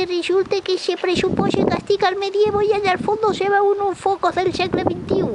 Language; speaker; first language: Spanish; non-native, local second language; Catalan